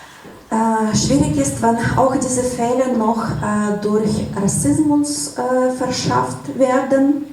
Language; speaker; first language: German; non-native, fluent; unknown